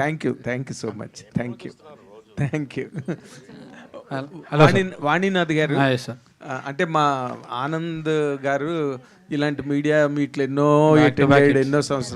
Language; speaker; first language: Telugu; native; Telugu